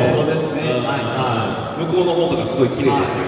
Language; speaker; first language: Japanese; non-native, learner; Korean